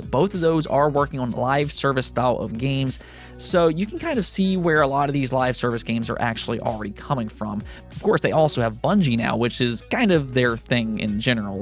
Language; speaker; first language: English; native; English